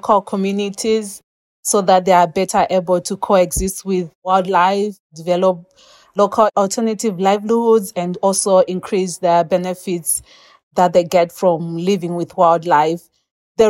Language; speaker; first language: English; non-native, local second language; Shona